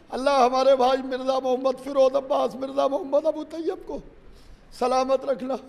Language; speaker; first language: Urdu; native; Urdu